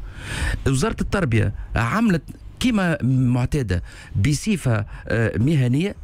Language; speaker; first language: Arabic; native; Arabic